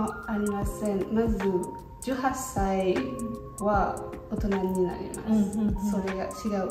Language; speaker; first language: Japanese; non-native, learner; French